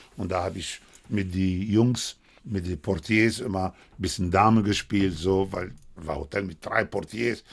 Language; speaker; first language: German; non-native, fluent; Spanish